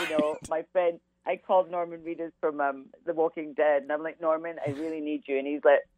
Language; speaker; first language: English; native; English